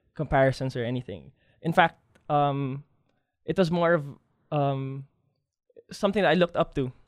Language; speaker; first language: English; non-native, local second language; Filipino